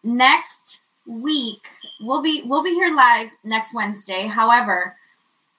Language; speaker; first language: English; native; English